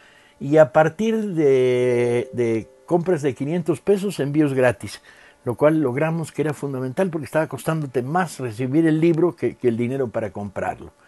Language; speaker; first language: Spanish; native; Spanish